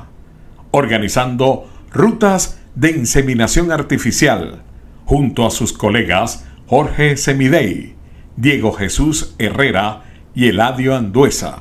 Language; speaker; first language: Spanish; native; Spanish